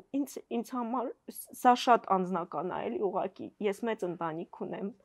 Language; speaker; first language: Armenian; native; Armenian